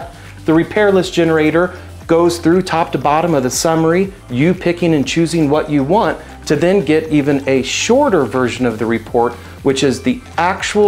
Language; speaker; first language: English; native; English